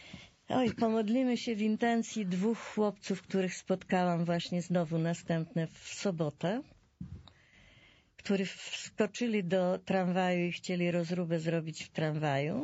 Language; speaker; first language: Polish; native; Polish